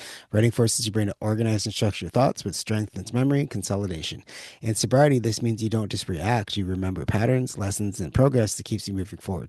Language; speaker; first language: English; native; English